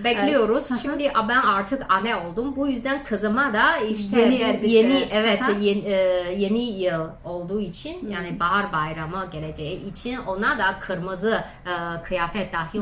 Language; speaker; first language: Turkish; non-native, fluent; Chinese